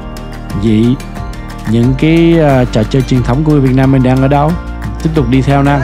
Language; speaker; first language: Vietnamese; early bilingual, heritage; Vietnamese